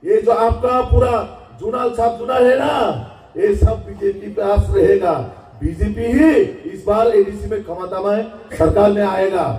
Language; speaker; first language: Hindi; non-native, local second language; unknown